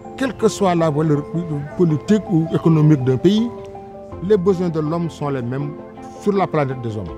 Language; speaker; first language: French; non-native, local second language; Wolof